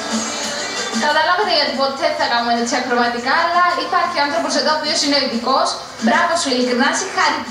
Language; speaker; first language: Greek; native; Greek